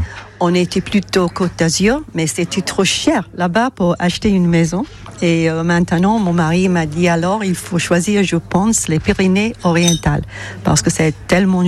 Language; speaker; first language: French; non-native, learner; English